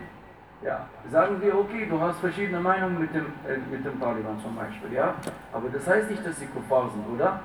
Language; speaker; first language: German; non-native, fluent; Arabic